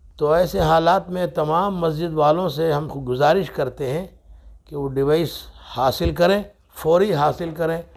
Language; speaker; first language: Hindi; non-native, local second language; Urdu